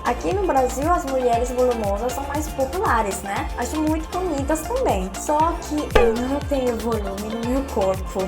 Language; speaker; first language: Portuguese; non-native, fluent; Korean